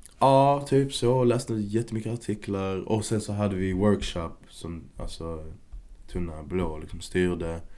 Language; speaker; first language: Swedish; early bilingual, other home language; Arabic